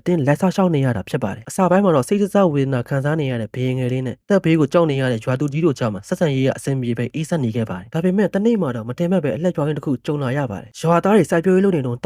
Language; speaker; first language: Burmese; native; Burmese